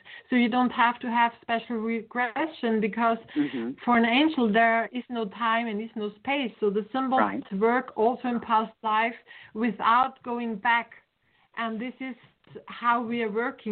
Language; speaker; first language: English; non-native, fluent; German